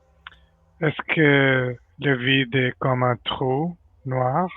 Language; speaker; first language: French; non-native, learner; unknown